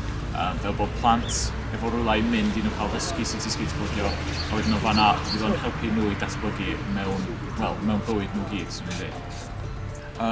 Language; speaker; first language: Welsh; native; Welsh